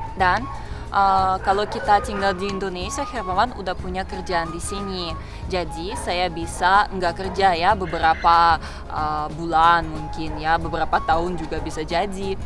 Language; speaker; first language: Indonesian; non-native, fluent; Russian